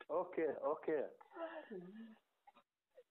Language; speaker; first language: Swedish; non-native, learner; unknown